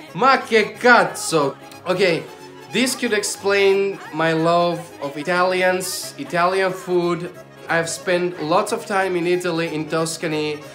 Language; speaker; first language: English; non-native, fluent; Armenian